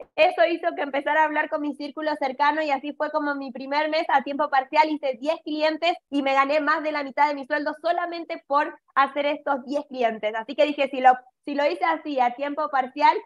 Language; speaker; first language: Spanish; native; Spanish